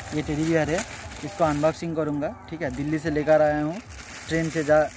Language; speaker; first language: Hindi; non-native, local second language; Bangla